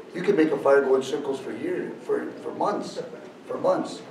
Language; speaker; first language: English; native; English